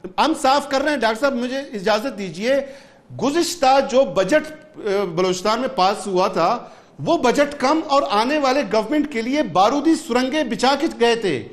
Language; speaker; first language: Urdu; non-native, local second language; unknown